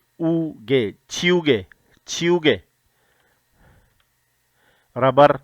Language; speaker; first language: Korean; non-native, fluent; Urdu